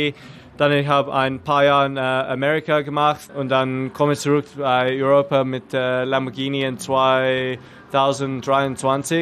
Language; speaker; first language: German; non-native, learner; English